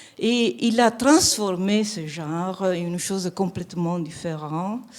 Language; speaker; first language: French; non-native, fluent; Italian